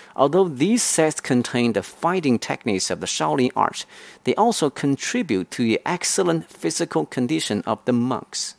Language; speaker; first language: English; non-native, fluent; Chinese